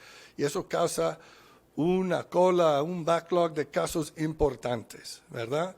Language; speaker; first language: Spanish; non-native, fluent; English